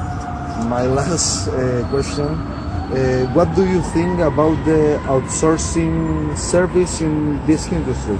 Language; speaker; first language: English; non-native, learner; Spanish